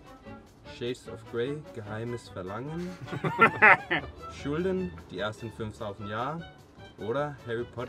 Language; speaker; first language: German; non-native, learner; Danish